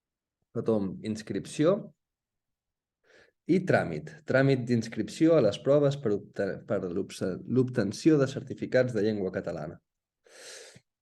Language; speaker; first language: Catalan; non-native, fluent; Russian